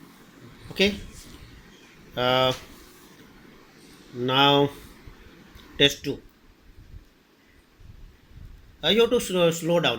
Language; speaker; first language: English; non-native, fluent; Gujarati